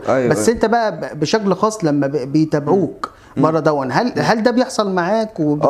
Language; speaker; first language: Arabic; native; Arabic